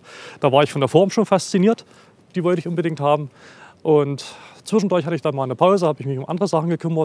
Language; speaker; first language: German; native; German